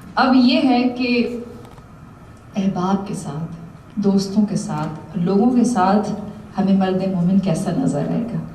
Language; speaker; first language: Urdu; native; Urdu